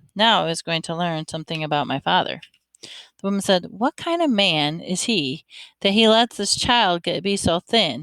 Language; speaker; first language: English; native; English